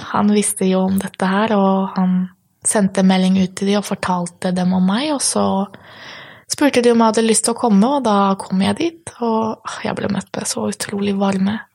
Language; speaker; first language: Norwegian; early bilingual, other home language; Polish